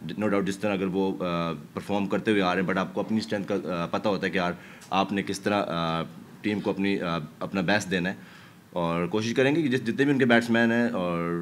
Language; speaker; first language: Urdu; native; Urdu